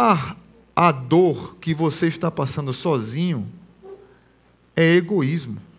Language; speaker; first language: Portuguese; native; Portuguese